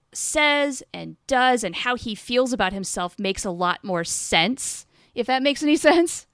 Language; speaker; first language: English; native; English